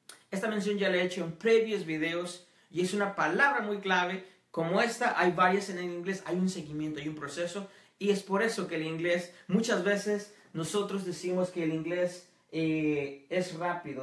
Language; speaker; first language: Spanish; native; Spanish